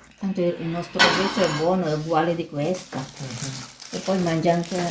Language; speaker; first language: Italian; non-native, learner; Filipino